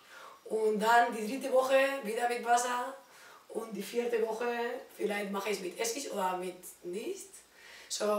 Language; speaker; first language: German; non-native, learner; Spanish